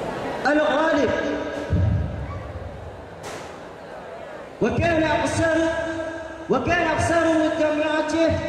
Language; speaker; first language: Arabic; non-native, learner; Indonesian